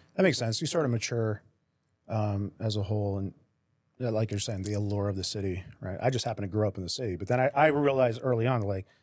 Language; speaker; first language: English; native; English